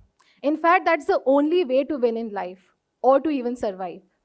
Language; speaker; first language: English; non-native, local second language; Hindi